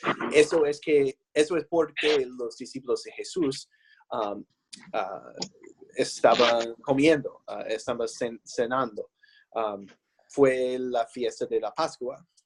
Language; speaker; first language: Spanish; non-native, fluent; English